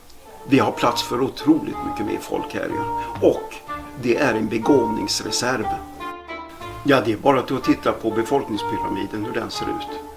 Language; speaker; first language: Swedish; native; Swedish